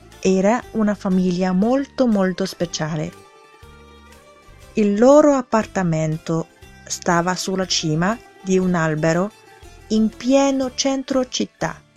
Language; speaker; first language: Italian; non-native, fluent; Chinese